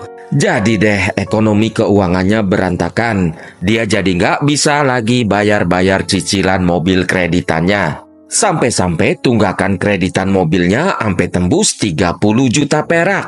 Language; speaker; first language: Indonesian; native; Indonesian